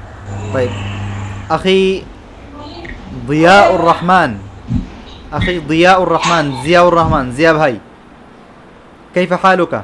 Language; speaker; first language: Arabic; non-native, fluent; Bangla